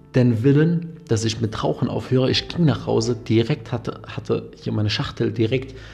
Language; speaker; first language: German; non-native, fluent; Arabic